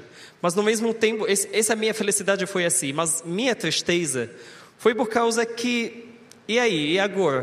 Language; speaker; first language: Portuguese; non-native, learner; Arabic